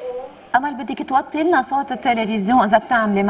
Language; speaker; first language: Arabic; native; Arabic